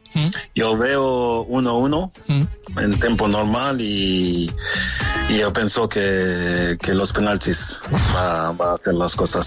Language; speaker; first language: Spanish; non-native, fluent; French